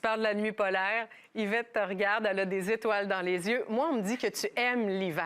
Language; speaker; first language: French; native; French